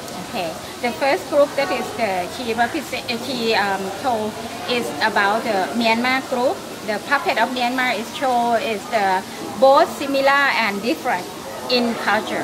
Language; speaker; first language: English; non-native, learner; Thai